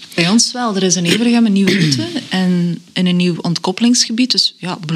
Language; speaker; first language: Dutch; native; Dutch